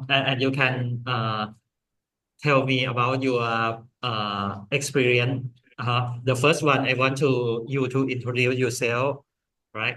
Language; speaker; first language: English; non-native, learner; Thai